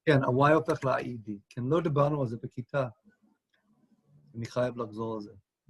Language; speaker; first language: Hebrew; non-native, fluent; English